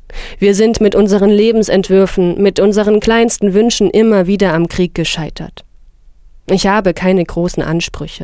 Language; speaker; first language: German; non-native, fluent; Persian